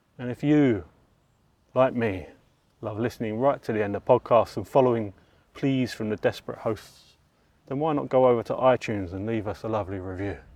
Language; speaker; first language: English; native; English